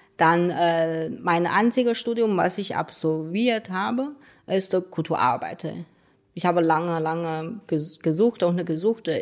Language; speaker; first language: German; non-native, fluent; Chinese